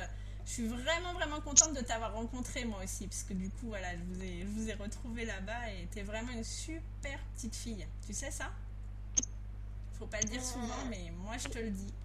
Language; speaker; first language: French; native; French